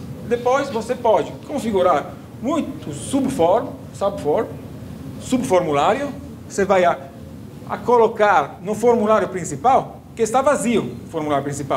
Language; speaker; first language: Portuguese; non-native, fluent; Italian